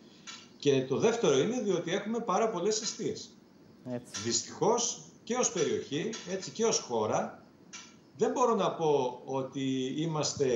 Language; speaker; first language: Greek; native; Greek